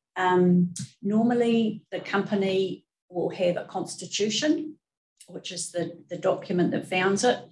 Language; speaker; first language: English; native; English